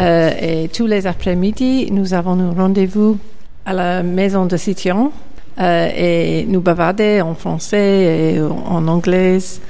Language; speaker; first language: French; non-native, learner; English